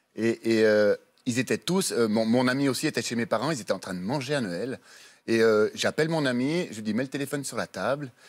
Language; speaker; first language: French; native; French